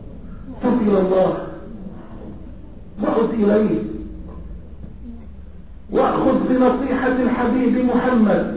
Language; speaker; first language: Arabic; native; Arabic